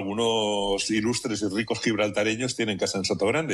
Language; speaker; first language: Spanish; native; Spanish